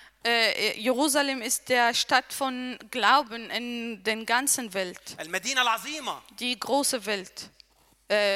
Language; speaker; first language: German; non-native, learner; Arabic